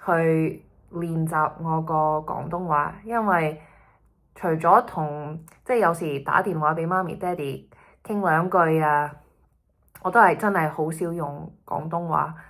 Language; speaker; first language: Chinese; early bilingual, heritage; Cantonese